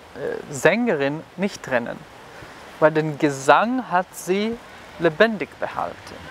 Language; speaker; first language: German; non-native, fluent; Hebrew